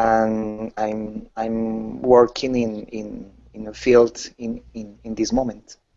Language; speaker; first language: English; non-native, learner; Spanish